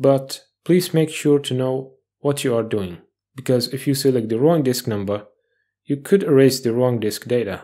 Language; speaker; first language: English; non-native, fluent; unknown